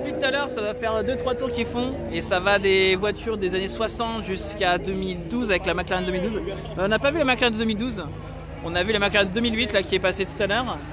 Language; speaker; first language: French; native; French